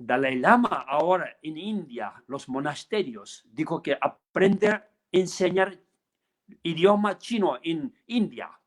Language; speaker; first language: Spanish; non-native, learner; Tibetan